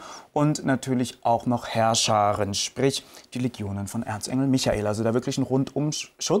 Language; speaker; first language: German; native; German